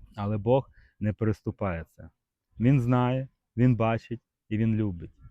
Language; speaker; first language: Ukrainian; native; Ukrainian